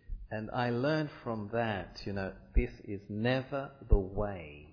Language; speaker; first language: English; early bilingual, other home language; Italian